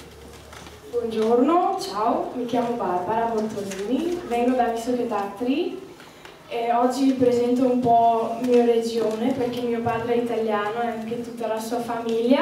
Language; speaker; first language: Italian; early bilingual, heritage; Slovak